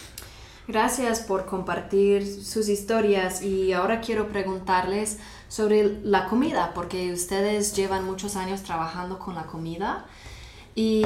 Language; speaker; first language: Spanish; non-native, fluent; English